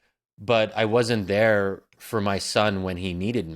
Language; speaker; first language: English; native; English